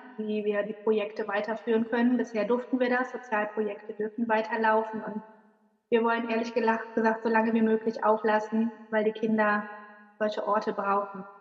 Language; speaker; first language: German; native; German